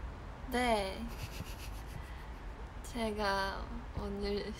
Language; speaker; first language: Korean; non-native, fluent; Chinese